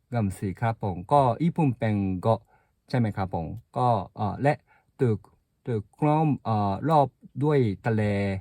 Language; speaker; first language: Thai; non-native, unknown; Japanese